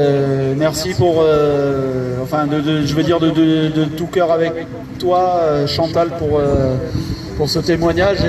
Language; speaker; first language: French; native; French